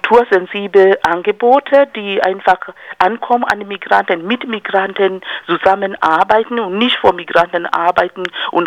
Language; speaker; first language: German; non-native, fluent; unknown